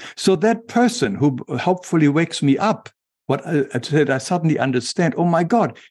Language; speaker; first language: English; non-native, fluent; German